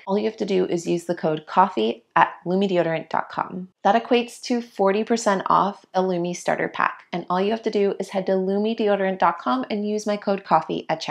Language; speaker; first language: English; native; English